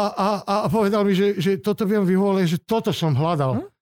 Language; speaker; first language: Slovak; non-native, local second language; Hungarian